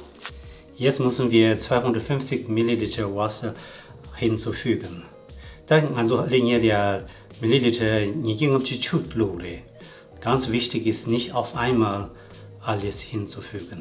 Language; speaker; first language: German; non-native, learner; Tibetan